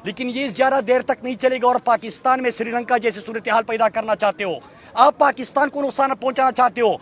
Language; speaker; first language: Urdu; native; Urdu